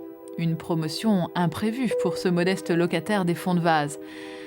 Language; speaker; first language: French; native; French